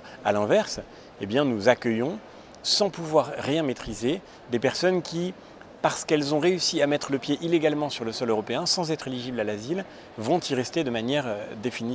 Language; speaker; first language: French; native; French